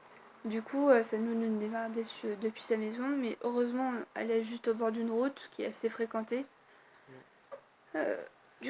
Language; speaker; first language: French; native; French